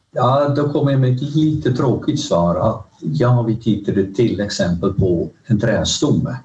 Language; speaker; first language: Swedish; non-native, fluent; Dutch